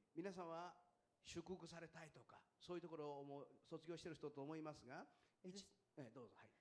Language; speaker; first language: Japanese; native; Japanese